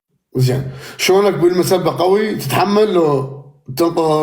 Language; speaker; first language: Arabic; native; Arabic